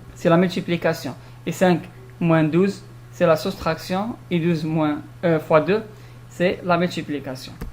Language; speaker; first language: French; non-native, local second language; Arabic